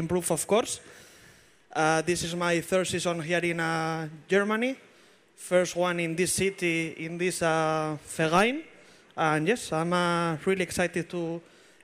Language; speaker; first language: English; non-native, fluent; Spanish